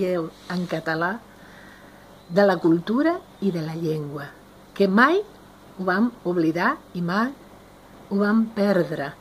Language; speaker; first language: Catalan; non-native, fluent; Spanish